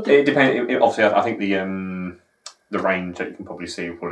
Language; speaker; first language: English; native; English